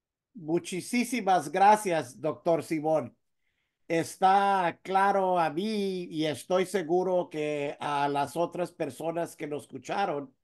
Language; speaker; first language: Spanish; early bilingual, heritage; Spanish